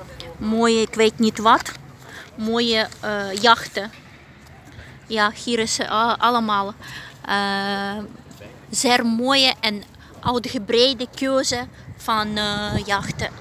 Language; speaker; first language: Dutch; non-native, fluent; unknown